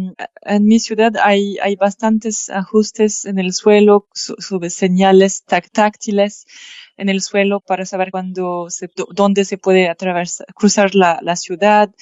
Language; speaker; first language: Spanish; non-native, fluent; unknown